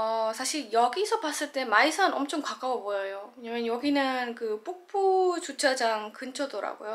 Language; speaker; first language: Korean; non-native, fluent; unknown